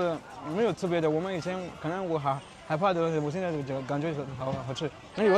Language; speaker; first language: Chinese; non-native, learner; Amharic